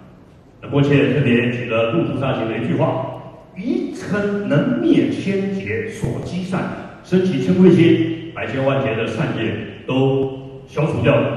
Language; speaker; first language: Chinese; native; Chinese